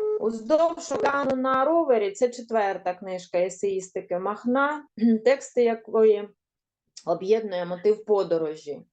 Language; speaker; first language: Ukrainian; native; Ukrainian